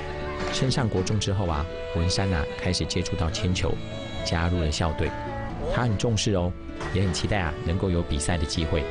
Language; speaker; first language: Chinese; native; Chinese